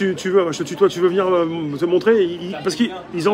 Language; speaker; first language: French; native; French